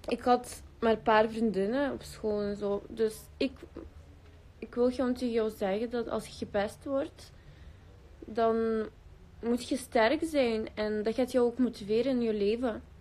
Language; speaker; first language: Dutch; early bilingual, other home language; Russian